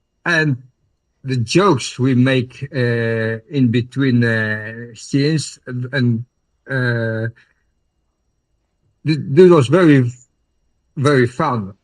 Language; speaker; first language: English; non-native, learner; Dutch